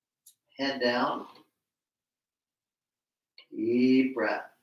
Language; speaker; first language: English; native; English